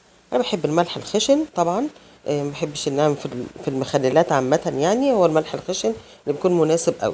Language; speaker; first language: Arabic; native; Arabic